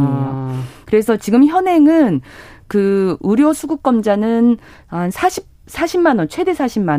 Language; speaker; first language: Korean; native; Korean